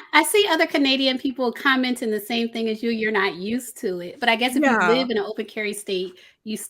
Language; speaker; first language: English; native; English